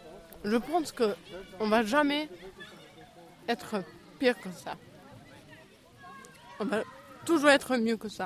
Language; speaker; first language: French; non-native, fluent; Albanian